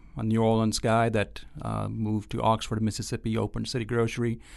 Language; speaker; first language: English; non-native, local second language; Gujarati